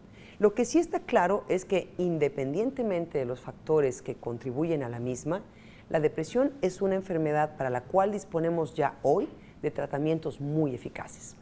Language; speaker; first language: Spanish; native; Spanish